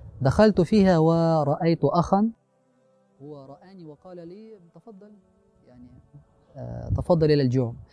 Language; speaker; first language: Arabic; non-native, fluent; Russian